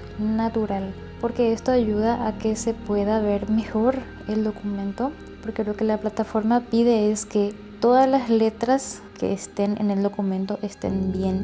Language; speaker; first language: Spanish; native; Spanish